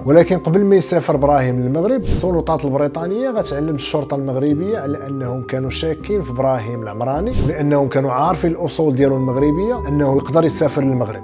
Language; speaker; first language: Arabic; native; Arabic